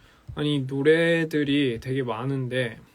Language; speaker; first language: Korean; early bilingual, heritage; English